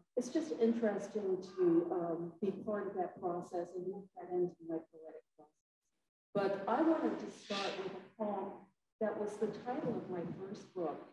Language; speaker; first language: English; native; English